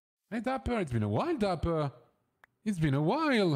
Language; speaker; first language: English; non-native, fluent; French